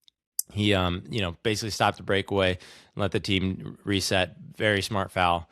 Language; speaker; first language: English; native; English